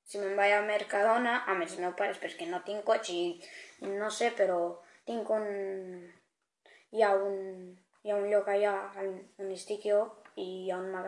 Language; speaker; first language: Catalan; non-native, learner; Spanish